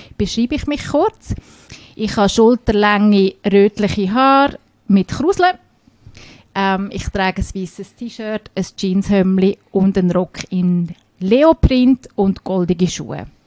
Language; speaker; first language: German; native; German